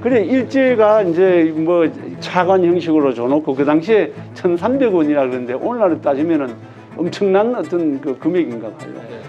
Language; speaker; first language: Korean; native; Korean